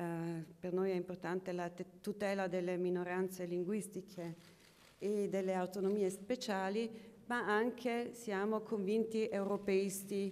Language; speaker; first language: Italian; non-native, local second language; German